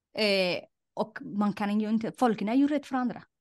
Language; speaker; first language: Swedish; non-native, fluent; Somali